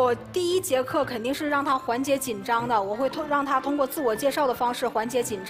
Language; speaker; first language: Chinese; native; Chinese